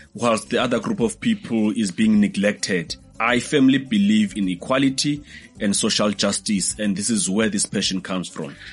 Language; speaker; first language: English; non-native, local second language; Xhosa